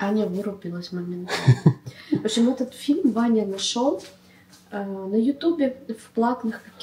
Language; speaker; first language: Russian; native; Russian